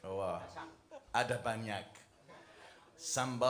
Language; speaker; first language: Indonesian; non-native, fluent; French